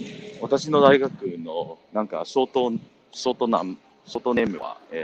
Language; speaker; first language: Japanese; non-native, learner; English